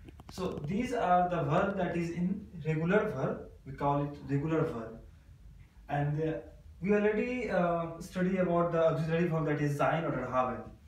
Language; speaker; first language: English; non-native, local second language; Hindi